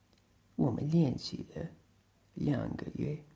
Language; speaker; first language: Chinese; non-native, learner; English